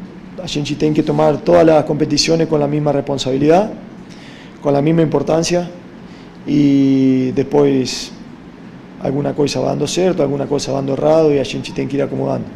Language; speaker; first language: Portuguese; non-native, fluent; Spanish